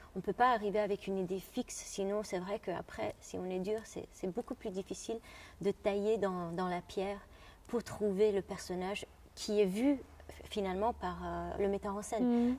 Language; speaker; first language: French; non-native, fluent; Arabic